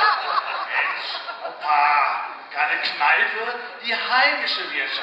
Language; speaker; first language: German; native; German